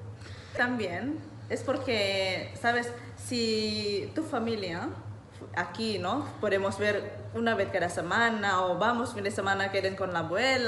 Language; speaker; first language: Spanish; non-native, learner; Indonesian